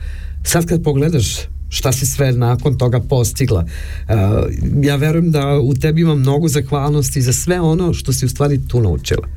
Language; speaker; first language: Serbian; native; Serbian